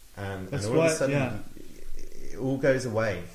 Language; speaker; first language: English; native; English